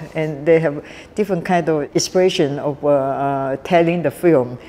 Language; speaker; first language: English; non-native, learner; Chinese